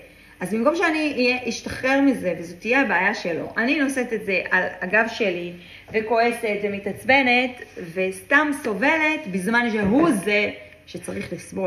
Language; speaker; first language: Hebrew; native; Hebrew